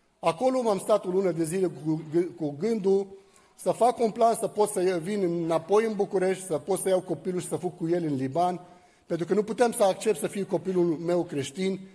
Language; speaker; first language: Romanian; non-native, fluent; Arabic